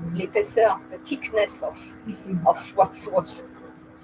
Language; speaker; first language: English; non-native, learner; French